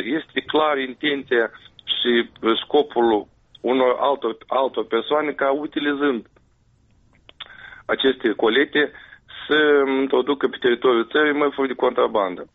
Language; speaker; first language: Romanian; native; Romanian